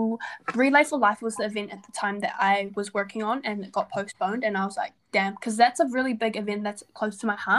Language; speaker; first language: English; native; English